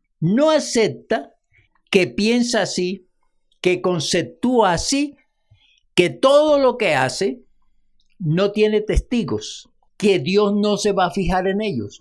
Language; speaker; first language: Spanish; native; Spanish